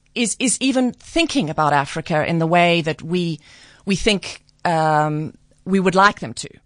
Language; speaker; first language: English; native; English